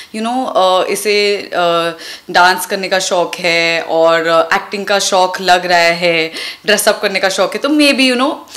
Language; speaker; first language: Hindi; non-native, local second language; Tulu